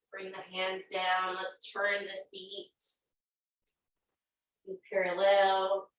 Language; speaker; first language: English; native; English